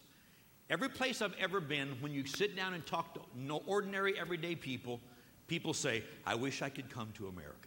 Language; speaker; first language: English; native; English